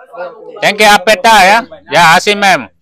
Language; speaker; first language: Portuguese; non-native, learner; Vietnamese